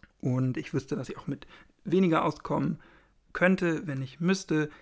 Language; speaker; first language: German; native; German